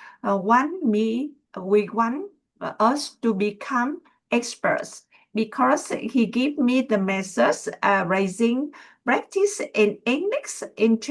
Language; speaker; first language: English; non-native, learner; Vietnamese